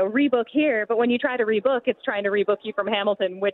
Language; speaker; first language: English; native; English